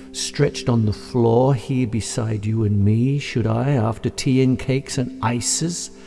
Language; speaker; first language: English; native; English